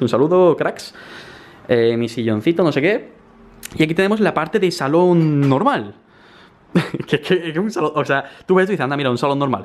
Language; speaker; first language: Spanish; native; Spanish